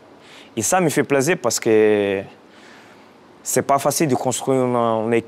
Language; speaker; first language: French; non-native, fluent; Portuguese